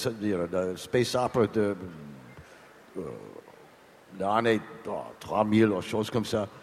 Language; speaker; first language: French; non-native, learner; English